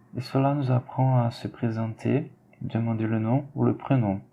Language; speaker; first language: French; non-native, fluent; Portuguese